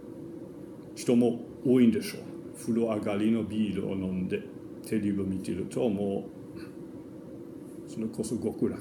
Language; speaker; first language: Japanese; non-native, fluent; German